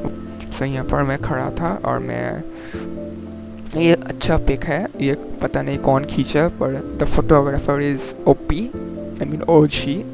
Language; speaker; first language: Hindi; non-native, local second language; Bangla